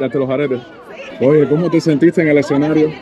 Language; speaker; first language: Spanish; native; Spanish